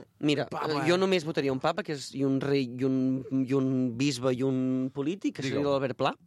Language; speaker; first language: Catalan; native; Catalan